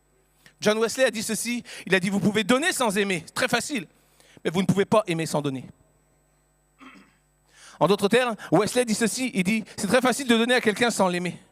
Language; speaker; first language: French; native; French